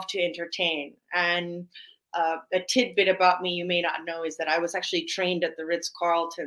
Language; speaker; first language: English; native; English